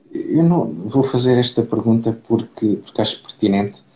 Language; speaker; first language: Portuguese; native; Portuguese